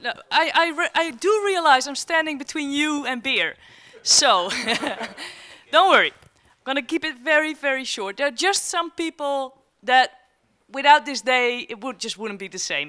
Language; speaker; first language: English; non-native, fluent; Dutch